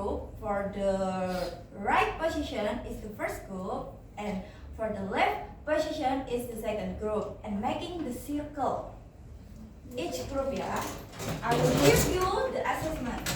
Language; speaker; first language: English; non-native, learner; Indonesian